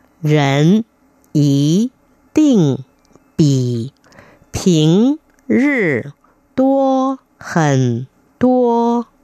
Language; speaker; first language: Chinese; non-native, fluent; Vietnamese